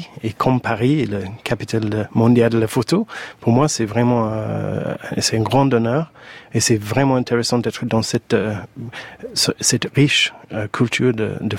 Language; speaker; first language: French; non-native, fluent; English